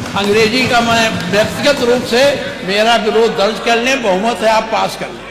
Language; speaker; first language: Hindi; native; Hindi